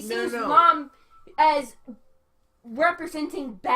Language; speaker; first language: English; native; English